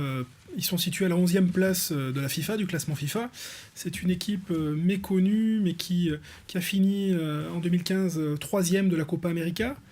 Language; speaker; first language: French; native; French